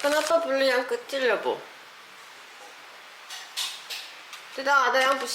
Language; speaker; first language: Indonesian; non-native, learner; Korean